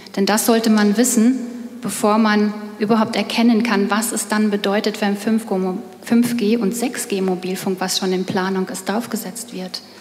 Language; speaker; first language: German; native; German